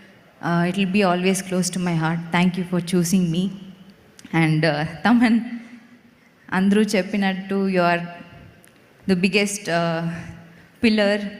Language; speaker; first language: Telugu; non-native, local second language; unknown